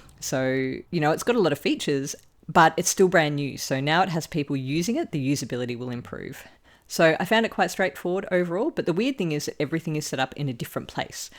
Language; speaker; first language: English; native; English